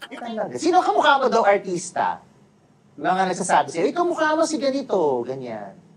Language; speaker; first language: Filipino; native; Filipino